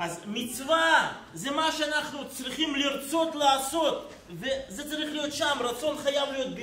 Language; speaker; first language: Hebrew; non-native, fluent; Russian